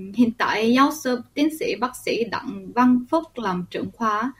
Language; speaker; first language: Vietnamese; early bilingual, other home language; Korean